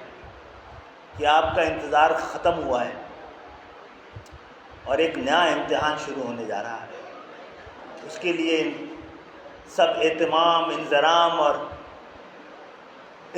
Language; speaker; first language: Urdu; native; Urdu